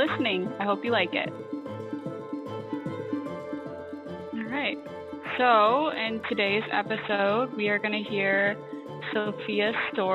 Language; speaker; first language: English; native; English